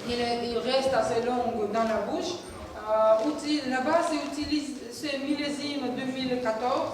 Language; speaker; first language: French; non-native, fluent; Georgian